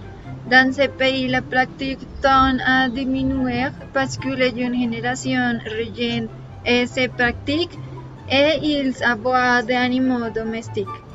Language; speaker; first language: French; non-native, learner; Spanish